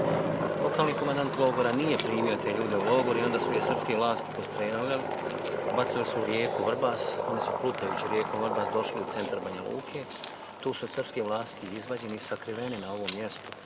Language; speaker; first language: Bosnian; native; Bosnian